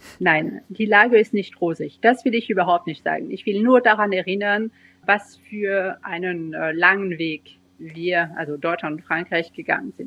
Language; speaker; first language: German; non-native, fluent; French